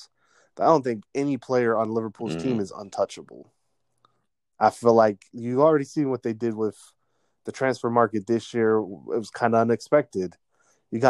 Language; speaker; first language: English; native; English